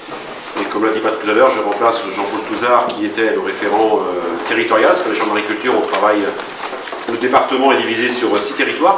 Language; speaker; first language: French; native; French